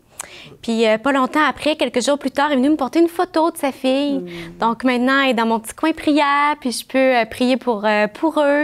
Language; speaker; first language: French; native; French